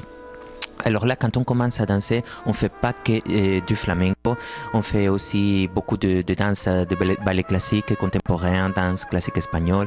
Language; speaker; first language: French; non-native, fluent; Spanish